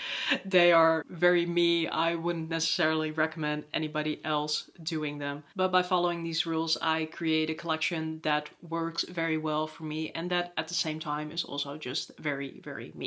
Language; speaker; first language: English; non-native, fluent; Dutch